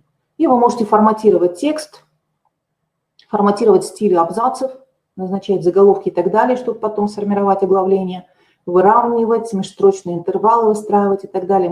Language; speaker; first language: Russian; native; Russian